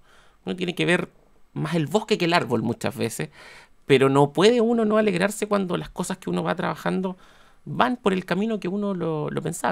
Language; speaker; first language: Spanish; native; Spanish